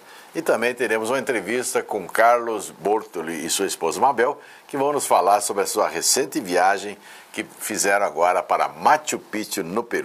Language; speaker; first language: Portuguese; native; Portuguese